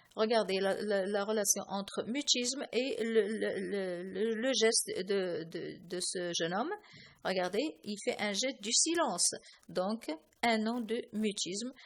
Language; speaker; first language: French; non-native, local second language; Arabic